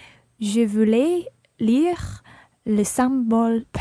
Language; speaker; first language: French; non-native, learner; English